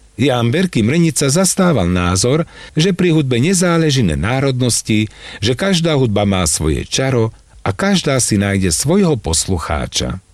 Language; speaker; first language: Slovak; native; Slovak